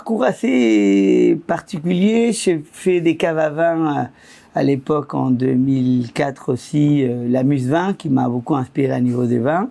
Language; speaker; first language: French; non-native, fluent; Spanish